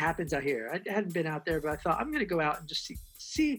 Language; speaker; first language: English; native; English